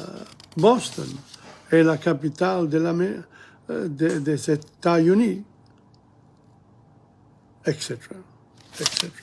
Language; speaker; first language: French; non-native, fluent; English